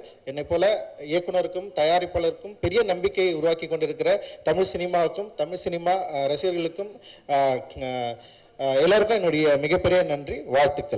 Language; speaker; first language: Tamil; native; Tamil